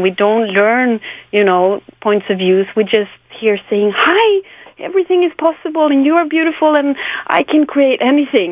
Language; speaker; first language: English; non-native, fluent; Swedish